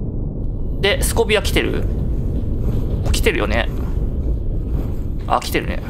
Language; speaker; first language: Japanese; native; Japanese